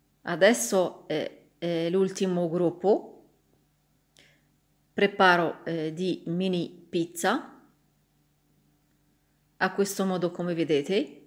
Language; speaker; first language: Italian; non-native, learner; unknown